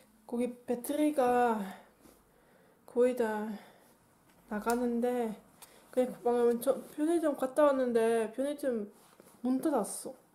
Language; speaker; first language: Korean; non-native, learner; Dutch